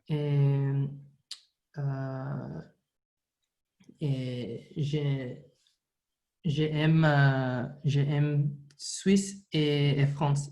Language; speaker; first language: French; non-native, learner; English